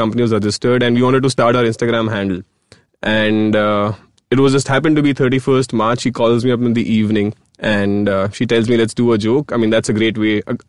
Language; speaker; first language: English; non-native, local second language; Gujarati